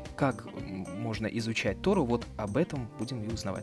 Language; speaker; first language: Russian; native; Russian